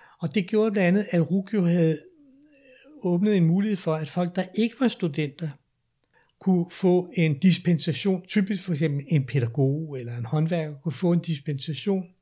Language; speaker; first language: Danish; native; Danish